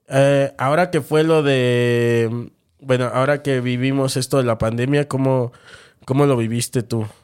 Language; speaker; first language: Spanish; native; Spanish